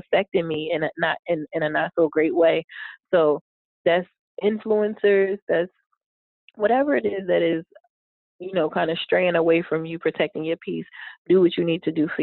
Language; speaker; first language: English; native; English